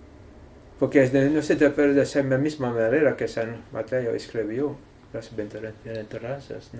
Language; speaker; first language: Spanish; non-native, learner; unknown